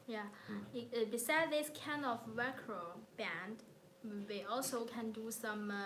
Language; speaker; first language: English; non-native, learner; Chinese